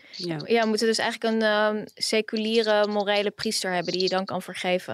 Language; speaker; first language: Dutch; native; Dutch